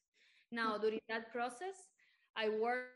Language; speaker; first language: English; non-native, fluent; Spanish